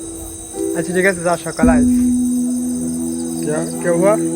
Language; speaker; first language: Hindi; non-native, learner; Bangla